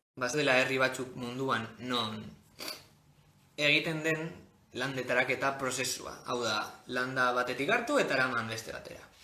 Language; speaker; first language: Basque; non-native, local second language; Spanish